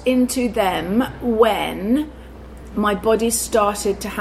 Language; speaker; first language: English; native; English